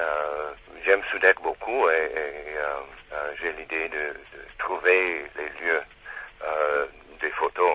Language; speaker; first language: French; non-native, learner; Czech